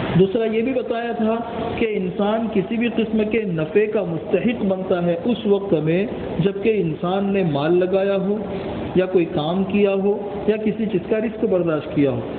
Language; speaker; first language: Urdu; non-native, local second language; Gujarati